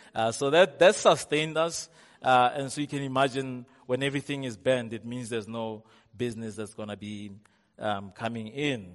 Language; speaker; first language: English; non-native, local second language; Tswana